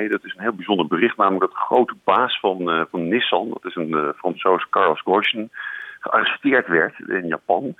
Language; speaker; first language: Dutch; native; Dutch